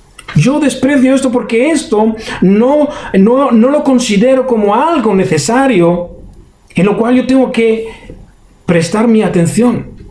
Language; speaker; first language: Spanish; native; Spanish